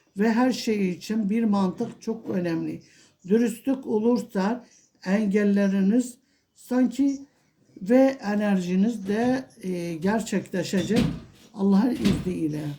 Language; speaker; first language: Turkish; non-native, local second language; Kurdish